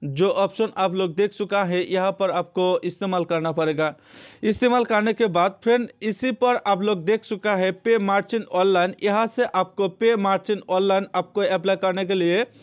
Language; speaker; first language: Hindi; non-native, local second language; Assamese